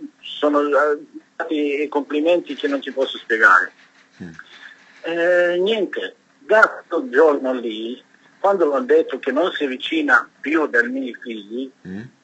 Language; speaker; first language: Italian; non-native, learner; Serbian